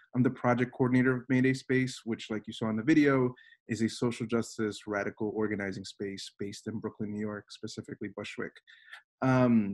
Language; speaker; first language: English; native; English